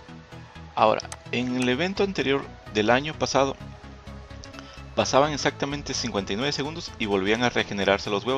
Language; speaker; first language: Spanish; native; Spanish